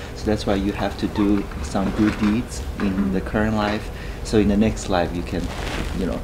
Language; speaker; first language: English; non-native, fluent; Chinese